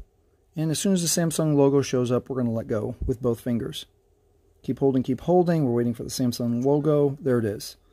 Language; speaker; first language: English; native; English